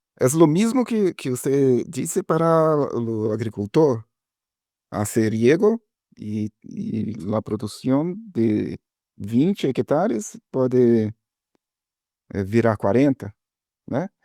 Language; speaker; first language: Spanish; non-native, learner; Portuguese